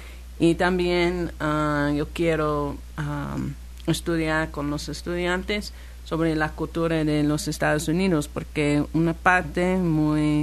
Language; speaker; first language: Spanish; non-native, learner; English